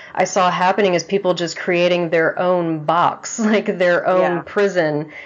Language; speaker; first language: English; native; English